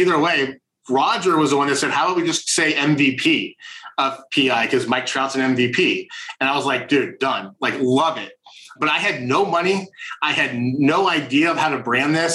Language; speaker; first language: English; native; English